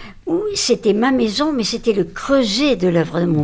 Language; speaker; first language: French; native; French